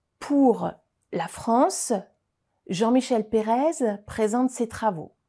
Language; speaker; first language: French; native; French